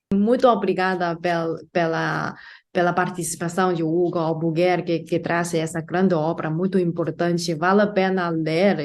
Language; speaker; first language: Portuguese; non-native, fluent; Chinese